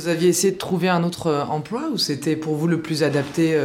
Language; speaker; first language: French; native; French